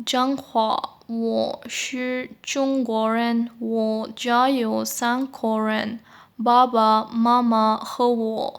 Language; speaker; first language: Chinese; non-native, fluent; Urdu